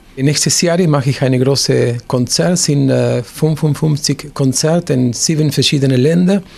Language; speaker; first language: German; non-native, fluent; Spanish